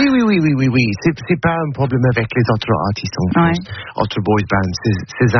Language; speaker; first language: French; non-native, learner; English